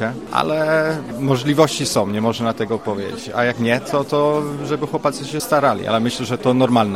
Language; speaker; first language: Polish; early bilingual, heritage; Polish